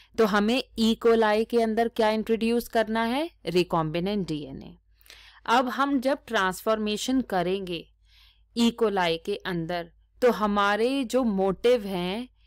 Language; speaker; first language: Hindi; native; Hindi